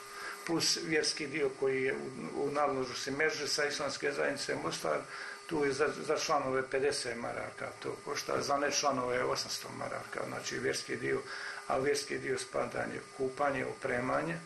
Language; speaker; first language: Croatian; native; Croatian